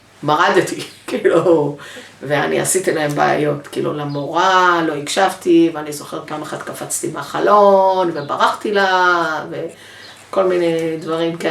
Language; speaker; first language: Hebrew; early bilingual, other home language; English